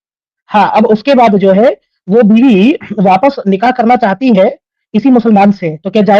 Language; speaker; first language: Hindi; native; Hindi